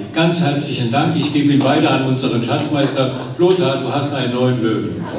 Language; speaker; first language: German; native; German